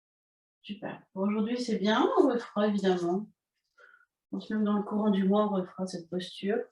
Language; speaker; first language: French; native; French